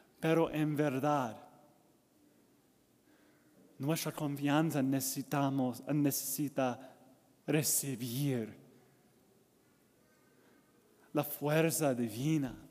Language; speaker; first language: Spanish; non-native, learner; English